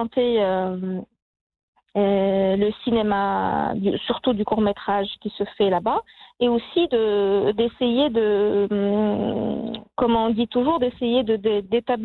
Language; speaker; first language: French; non-native, local second language; Arabic